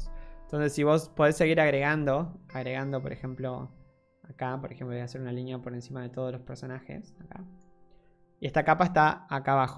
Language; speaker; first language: Spanish; native; Spanish